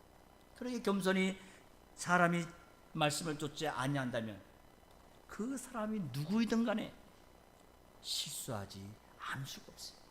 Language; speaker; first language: Korean; native; Korean